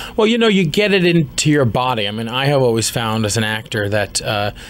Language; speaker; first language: English; native; English